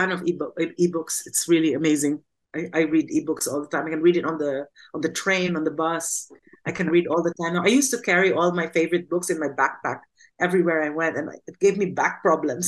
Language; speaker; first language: English; non-native, local second language; Filipino